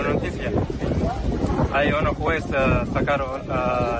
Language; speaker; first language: Spanish; non-native, learner; Arabic